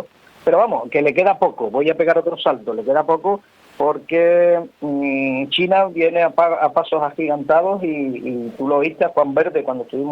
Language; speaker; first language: Spanish; native; Spanish